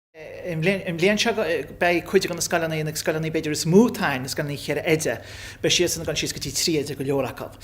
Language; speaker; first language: Irish; native; Irish